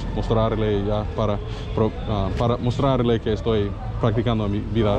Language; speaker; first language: Spanish; non-native, learner; English